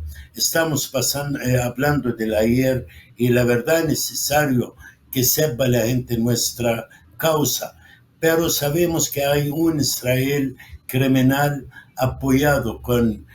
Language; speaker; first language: Spanish; non-native, fluent; Arabic